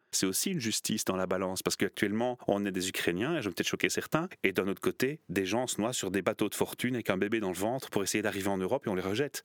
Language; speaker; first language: French; native; French